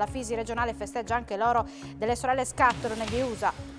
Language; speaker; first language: Italian; native; Italian